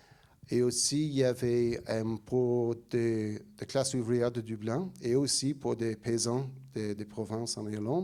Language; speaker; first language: French; non-native, fluent; English